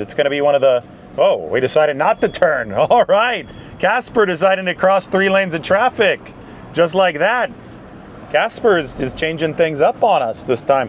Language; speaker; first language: English; native; English